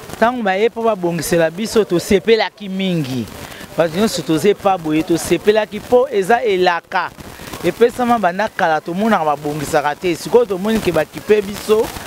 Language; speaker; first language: Lingala; native; Lingala